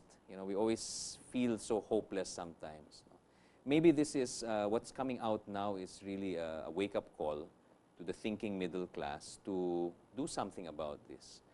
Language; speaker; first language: English; non-native, local second language; Filipino